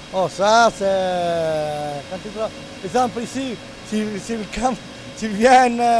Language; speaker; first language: French; non-native, learner; Italian